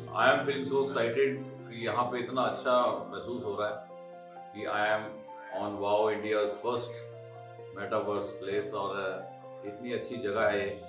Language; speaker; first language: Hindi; non-native, local second language; Punjabi